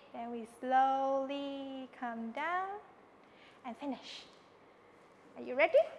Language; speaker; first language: English; non-native, local second language; Cantonese